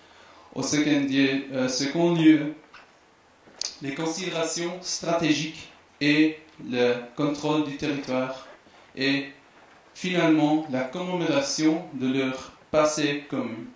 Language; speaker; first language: French; non-native, fluent; Dutch